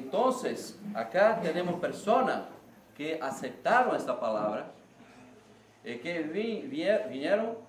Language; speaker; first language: Spanish; non-native, learner; Portuguese